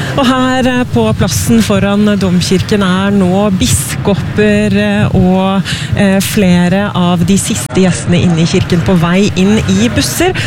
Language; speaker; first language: Norwegian; native; Norwegian